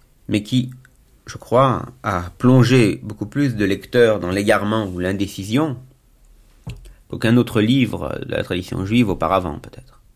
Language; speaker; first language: French; native; French